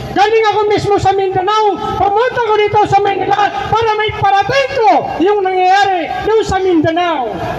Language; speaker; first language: Filipino; non-native, local second language; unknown